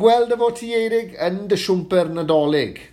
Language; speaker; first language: Welsh; native; Welsh